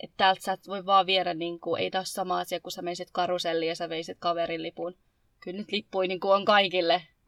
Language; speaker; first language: Finnish; early bilingual, other home language; Arabic